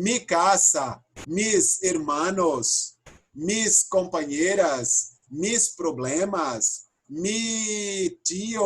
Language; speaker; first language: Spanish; non-native, fluent; Portuguese